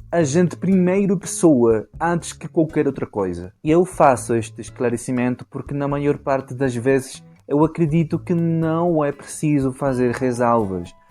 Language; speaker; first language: Portuguese; non-native, fluent; Spanish